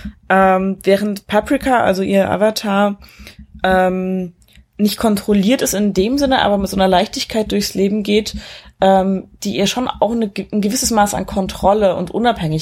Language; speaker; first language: German; native; German